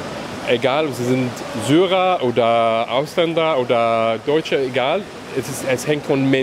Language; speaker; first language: German; non-native, learner; Arabic